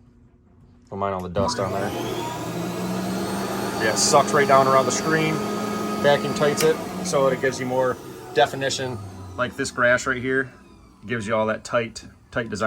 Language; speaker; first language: English; native; English